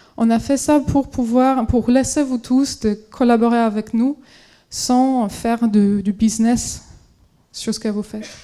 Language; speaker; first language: French; non-native, fluent; Polish